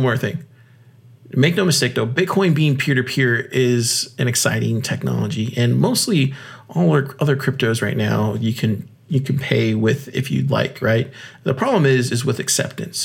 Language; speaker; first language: English; native; English